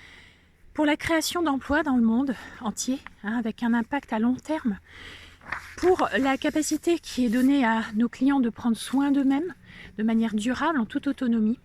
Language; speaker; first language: French; native; French